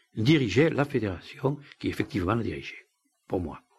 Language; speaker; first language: French; native; French